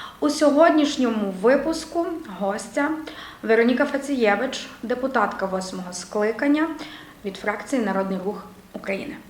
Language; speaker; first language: Ukrainian; native; Ukrainian